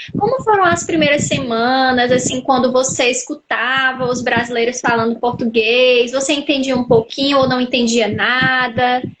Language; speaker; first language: Portuguese; native; Portuguese